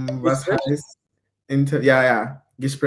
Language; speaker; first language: German; non-native, fluent; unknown